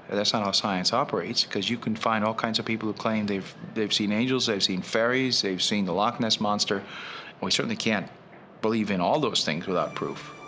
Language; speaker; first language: English; native; English